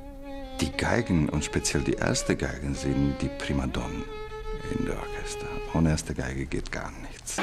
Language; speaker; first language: German; non-native, fluent; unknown